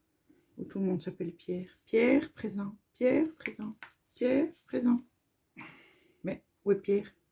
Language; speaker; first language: French; native; French